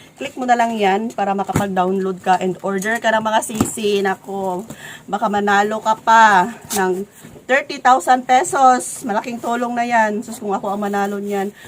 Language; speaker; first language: Filipino; non-native, local second language; Cebuano